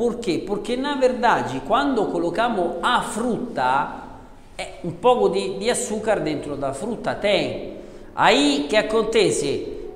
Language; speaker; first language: Portuguese; non-native, fluent; Italian